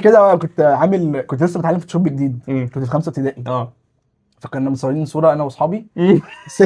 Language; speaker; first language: Arabic; native; Arabic